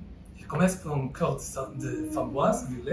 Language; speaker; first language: French; non-native, fluent; Portuguese